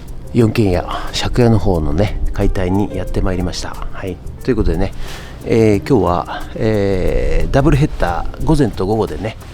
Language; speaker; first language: Japanese; native; Japanese